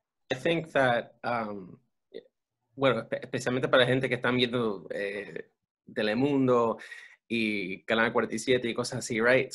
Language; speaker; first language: Spanish; early bilingual, other home language; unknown